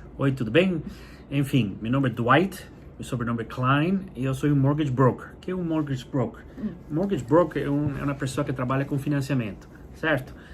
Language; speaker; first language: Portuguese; non-native, fluent; English